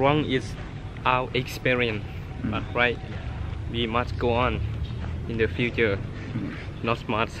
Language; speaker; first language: English; non-native, learner; Lao